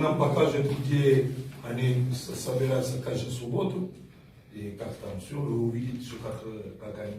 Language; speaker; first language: Russian; non-native, fluent; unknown